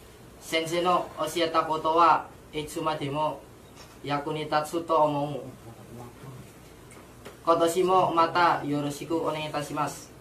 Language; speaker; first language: Japanese; non-native, learner; Indonesian